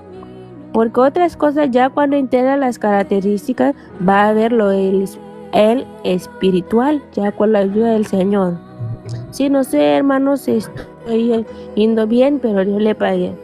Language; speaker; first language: Spanish; non-native, fluent; Portuguese